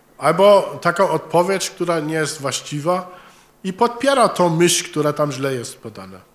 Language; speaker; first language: Polish; early bilingual, heritage; German